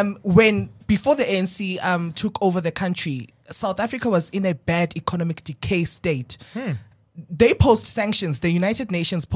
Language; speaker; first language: English; non-native, local second language; Southern Sotho